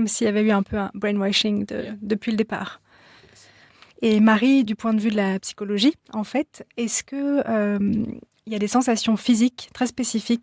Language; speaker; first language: French; native; French